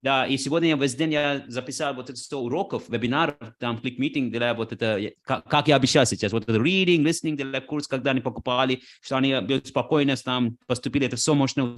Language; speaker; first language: Russian; non-native, fluent; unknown